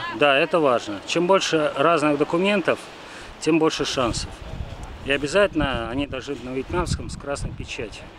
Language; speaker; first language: Russian; native; Russian